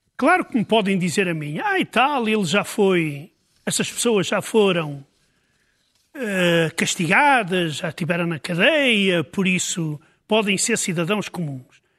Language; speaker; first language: Portuguese; native; Portuguese